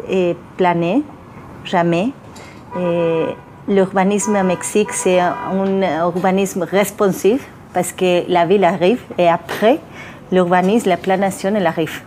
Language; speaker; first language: French; non-native, fluent; Spanish